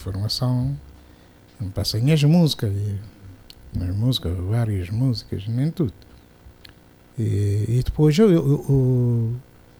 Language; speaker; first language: Portuguese; non-native, local second language; Kabuverdianu